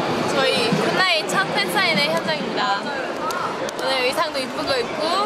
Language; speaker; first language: Korean; native; Korean